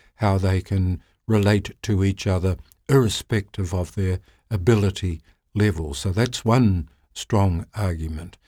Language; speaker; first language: English; native; English